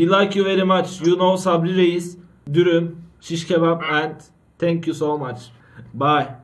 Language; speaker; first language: English; non-native, learner; Turkish